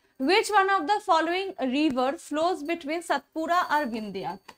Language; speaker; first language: English; non-native, local second language; Bangla